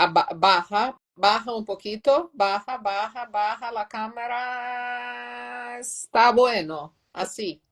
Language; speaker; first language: Spanish; non-native, learner; Portuguese